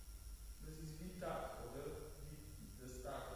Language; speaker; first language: German; non-native, learner; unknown